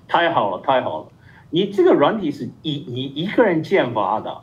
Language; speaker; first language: Chinese; non-native, fluent; Japanese